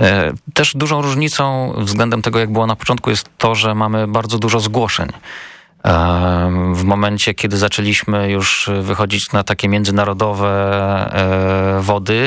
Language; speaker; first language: Polish; native; Polish